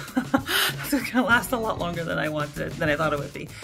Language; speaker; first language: English; native; English